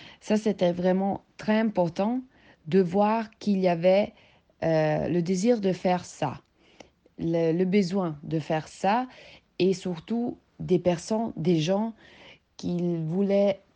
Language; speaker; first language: French; non-native, learner; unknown